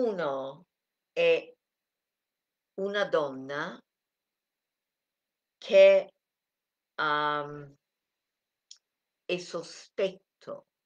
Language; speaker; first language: Italian; non-native, fluent; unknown